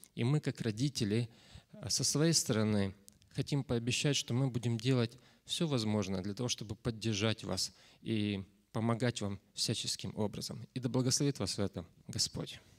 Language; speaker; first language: Russian; native; Russian